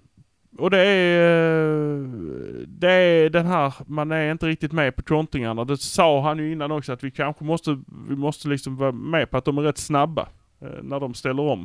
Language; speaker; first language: Swedish; native; Swedish